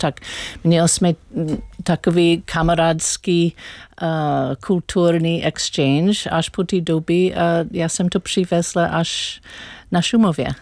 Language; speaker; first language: Czech; non-native, learner; English